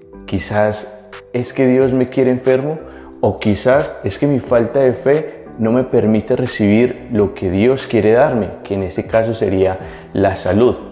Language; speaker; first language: Spanish; native; Spanish